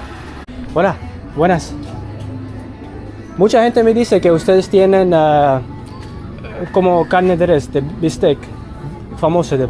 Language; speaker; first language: Spanish; non-native, learner; English